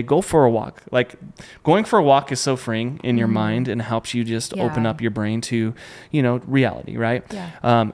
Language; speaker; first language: English; native; English